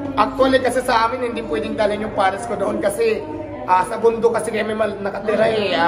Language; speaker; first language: Filipino; non-native, local second language; Waray